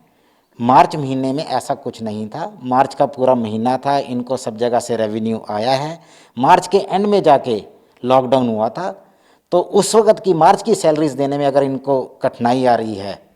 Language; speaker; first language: Hindi; native; Hindi